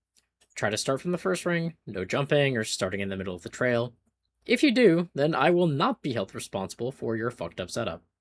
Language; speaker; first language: English; native; English